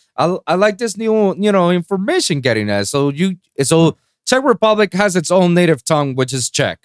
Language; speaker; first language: English; non-native, local second language; Spanish